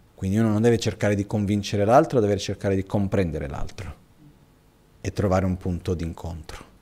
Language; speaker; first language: Italian; non-native, fluent; Portuguese